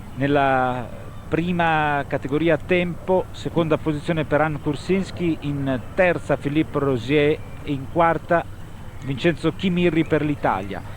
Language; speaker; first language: Italian; native; Italian